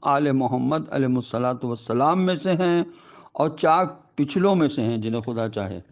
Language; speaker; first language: Urdu; native; Urdu